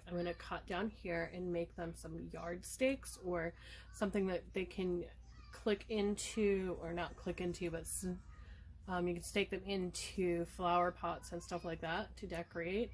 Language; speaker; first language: English; native; English